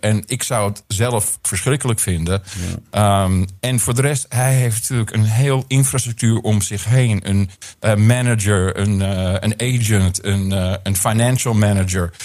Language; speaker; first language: Dutch; early bilingual, heritage; Dutch